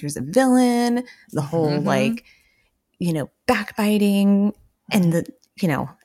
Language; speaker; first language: English; native; English